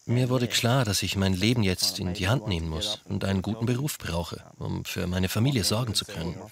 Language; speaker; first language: German; non-native, fluent; English